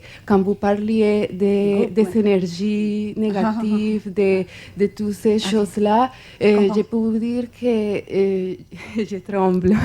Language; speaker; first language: French; non-native, fluent; Spanish